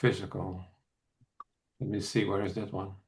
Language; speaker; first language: English; non-native, fluent; Dutch